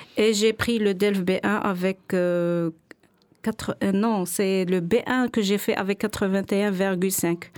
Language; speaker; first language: French; non-native, learner; Arabic